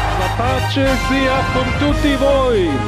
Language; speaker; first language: Italian; non-native, fluent; English